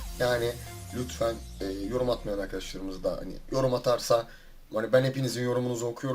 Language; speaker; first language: Turkish; native; Turkish